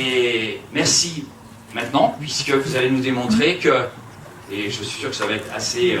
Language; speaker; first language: French; native; French